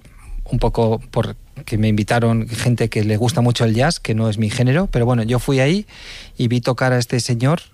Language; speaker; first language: Spanish; native; Spanish